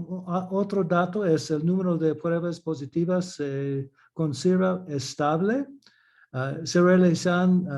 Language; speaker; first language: Spanish; early bilingual, heritage; English